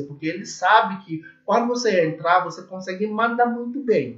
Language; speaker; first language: Portuguese; non-native, learner; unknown